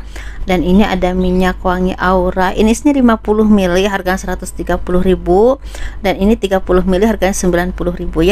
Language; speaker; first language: Indonesian; native; Indonesian